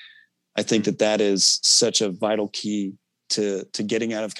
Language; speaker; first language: English; native; English